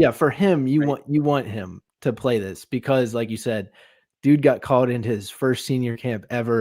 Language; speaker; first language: English; native; English